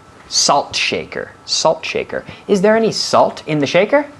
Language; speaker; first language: English; non-native, fluent; Spanish